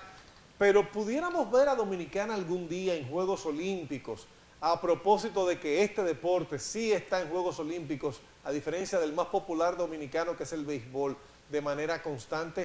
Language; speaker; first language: Spanish; native; Spanish